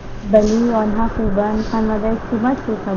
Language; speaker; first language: Persian; non-native, learner; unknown